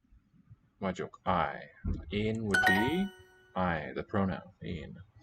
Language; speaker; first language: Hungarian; non-native, learner; English